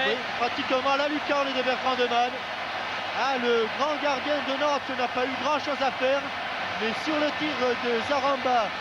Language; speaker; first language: French; native; French